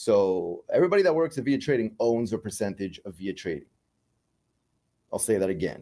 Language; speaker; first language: English; native; English